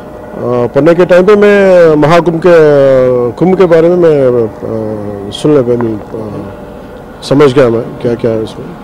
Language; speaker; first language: Hindi; non-native, local second language; Telugu